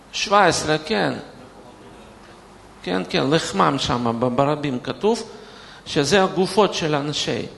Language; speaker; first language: Hebrew; non-native, fluent; Russian